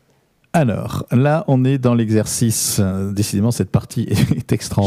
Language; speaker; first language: French; native; French